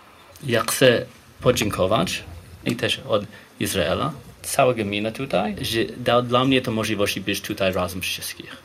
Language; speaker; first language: Polish; non-native, learner; Hebrew